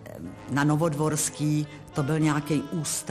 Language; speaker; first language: Czech; native; Czech